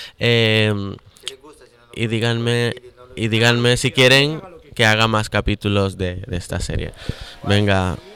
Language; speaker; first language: Spanish; native; Spanish